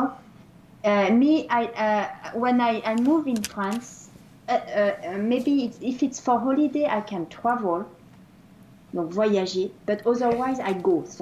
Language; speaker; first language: English; non-native, fluent; French